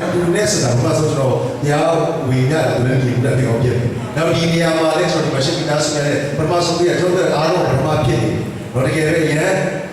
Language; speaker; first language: Burmese; non-native, local second language; Tedim Chin